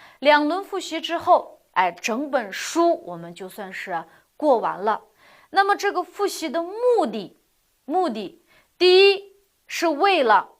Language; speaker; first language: Chinese; non-native, fluent; Uyghur